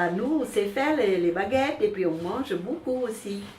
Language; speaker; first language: French; early bilingual, other home language; Vietnamese